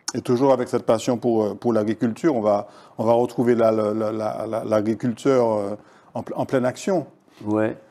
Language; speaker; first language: French; native; French